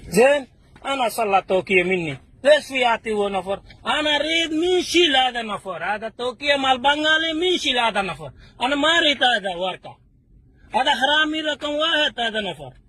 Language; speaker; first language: Arabic; non-native, learner; Bangla